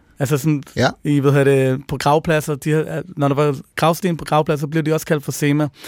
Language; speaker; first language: Danish; early bilingual, other home language; Persian